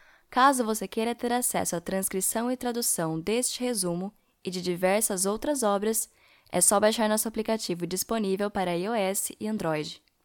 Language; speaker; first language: Portuguese; native; Portuguese